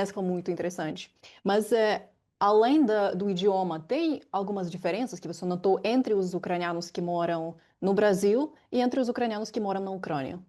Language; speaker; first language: Portuguese; non-native, fluent; Ukrainian